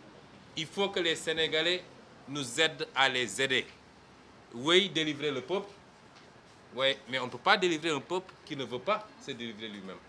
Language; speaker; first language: French; non-native, local second language; Wolof